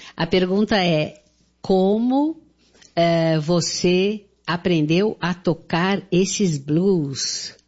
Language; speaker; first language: Portuguese; native; Portuguese